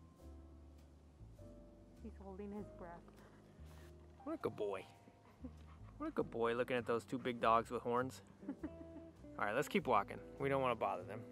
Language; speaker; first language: English; native; English